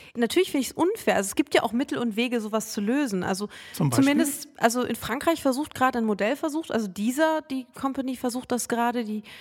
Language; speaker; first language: German; native; German